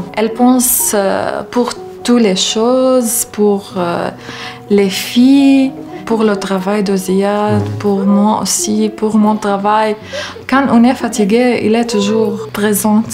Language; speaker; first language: French; non-native, learner; Arabic